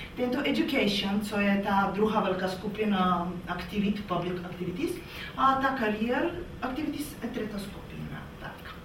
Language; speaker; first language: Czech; non-native, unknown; Bulgarian